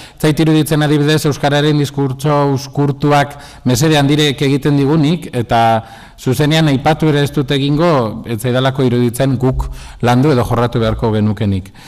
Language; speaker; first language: Basque; non-native, local second language; Spanish